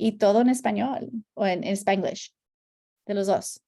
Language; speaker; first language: Spanish; early bilingual, heritage; Spanish